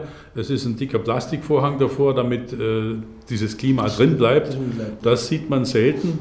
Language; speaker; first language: German; native; German